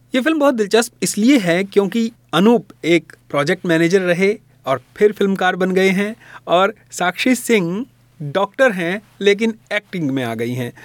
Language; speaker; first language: Hindi; native; Hindi